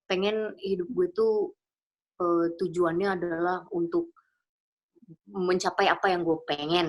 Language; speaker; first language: Indonesian; native; Indonesian